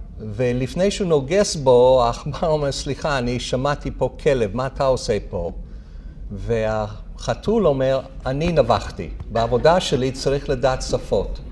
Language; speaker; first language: Hebrew; non-native, fluent; English